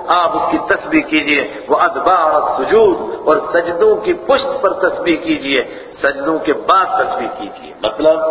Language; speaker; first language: Urdu; non-native, local second language; Punjabi